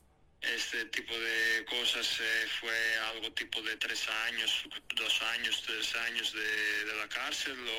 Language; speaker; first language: Spanish; non-native, fluent; Greek